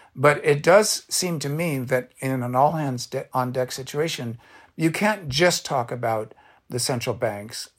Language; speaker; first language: English; native; English